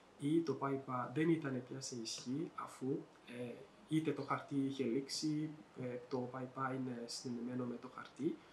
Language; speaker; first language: Greek; non-native, fluent; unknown